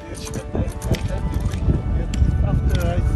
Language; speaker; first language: German; non-native, learner; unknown